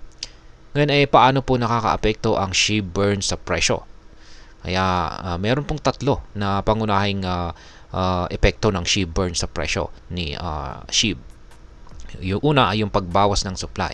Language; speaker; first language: Filipino; native; Filipino